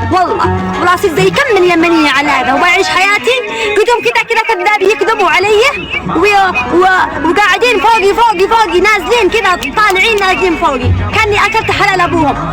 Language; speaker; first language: Arabic; native; Arabic